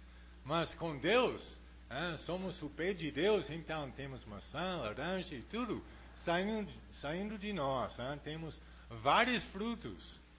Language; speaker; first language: Portuguese; non-native, fluent; English